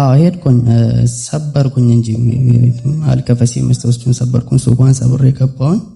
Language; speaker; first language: Amharic; non-native, local second language; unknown